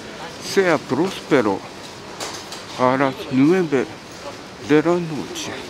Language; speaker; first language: Spanish; non-native, learner; Japanese